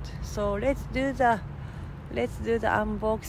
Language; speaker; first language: English; non-native, fluent; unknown